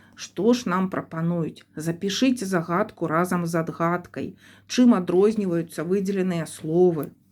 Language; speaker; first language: Belarusian; non-native, local second language; Russian